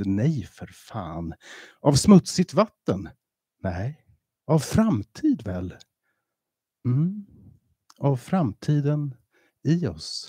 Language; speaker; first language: Swedish; native; Swedish